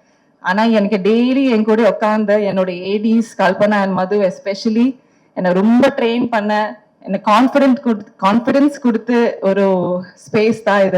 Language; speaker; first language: Tamil; non-native, local second language; Malayalam